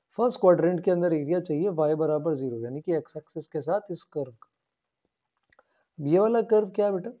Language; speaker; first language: Hindi; native; Hindi